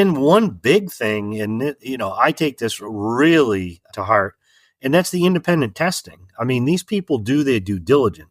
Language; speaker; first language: English; native; English